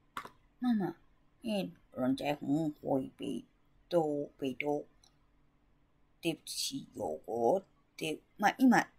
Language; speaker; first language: Cantonese; non-native, learner; Japanese